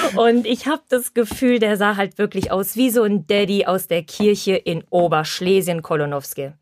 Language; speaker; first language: German; early bilingual, heritage; Polish